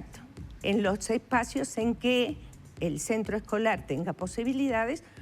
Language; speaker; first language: Spanish; native; Spanish